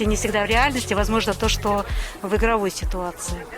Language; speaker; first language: Russian; native; Russian